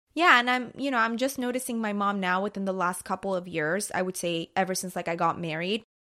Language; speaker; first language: English; early bilingual, other home language; Persian